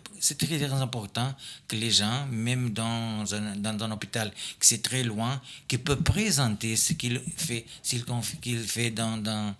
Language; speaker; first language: French; non-native, fluent; Portuguese